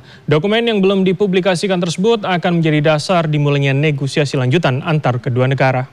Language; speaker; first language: Indonesian; native; Indonesian